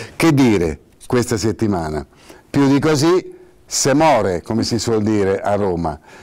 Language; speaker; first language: Italian; native; Italian